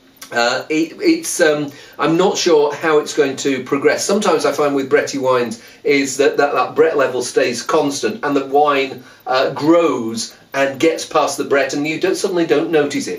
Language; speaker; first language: English; native; English